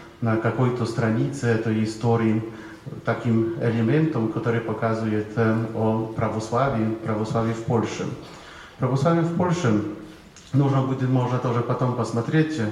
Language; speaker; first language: Russian; non-native, fluent; Polish